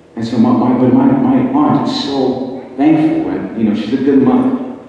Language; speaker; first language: English; native; English